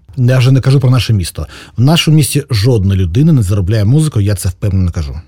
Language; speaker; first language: Ukrainian; native; Ukrainian